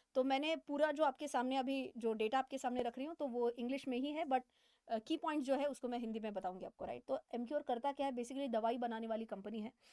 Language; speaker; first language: Hindi; non-native, local second language; Marathi